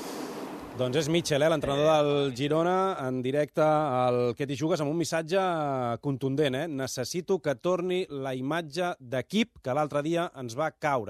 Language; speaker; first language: Catalan; native; Catalan